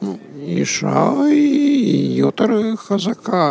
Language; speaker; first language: Hebrew; non-native, learner; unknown